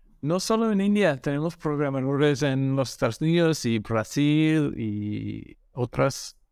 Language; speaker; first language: Spanish; non-native, learner; English